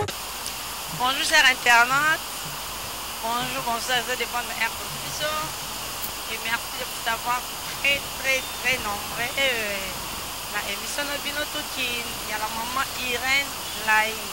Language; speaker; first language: French; non-native, local second language; Lingala